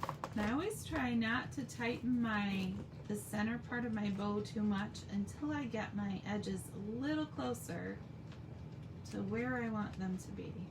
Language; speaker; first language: English; native; English